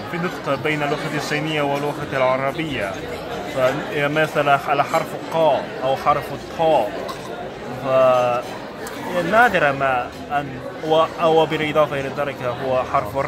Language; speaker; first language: Arabic; non-native, learner; Chinese